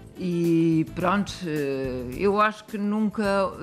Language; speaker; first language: Portuguese; non-native, fluent; German